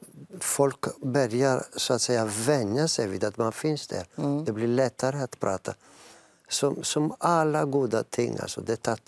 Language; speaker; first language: Swedish; non-native, fluent; Greek